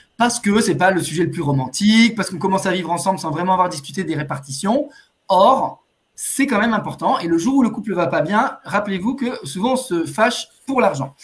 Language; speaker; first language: French; native; French